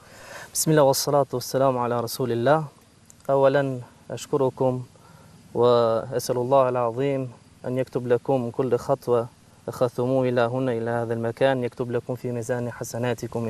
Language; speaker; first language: Arabic; non-native, fluent; Albanian